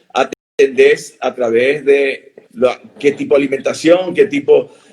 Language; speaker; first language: Spanish; native; Spanish